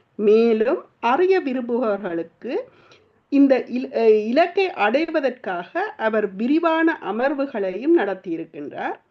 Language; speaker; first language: Tamil; native; Tamil